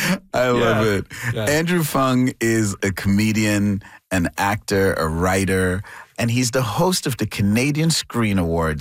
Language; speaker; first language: English; native; English